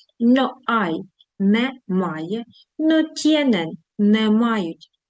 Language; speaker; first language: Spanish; non-native, fluent; Ukrainian